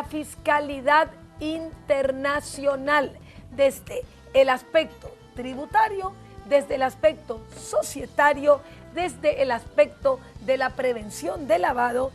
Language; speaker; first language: Spanish; native; Spanish